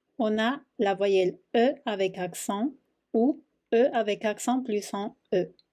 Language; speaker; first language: French; non-native, fluent; Spanish